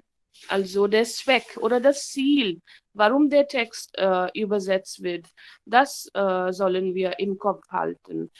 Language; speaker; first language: German; non-native, learner; Hindi